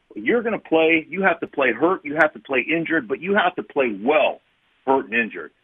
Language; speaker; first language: English; native; English